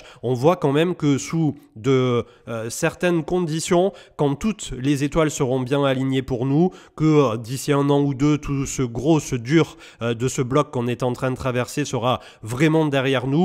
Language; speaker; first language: French; native; French